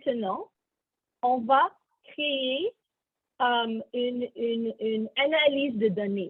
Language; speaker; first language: French; non-native, learner; English